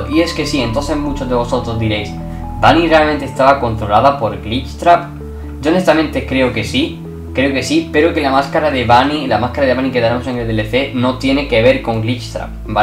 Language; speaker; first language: Spanish; native; Spanish